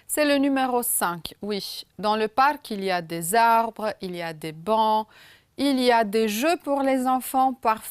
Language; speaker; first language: French; non-native, fluent; Romanian